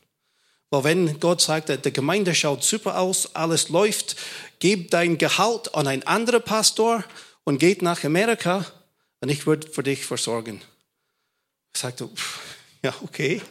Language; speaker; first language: German; non-native, fluent; English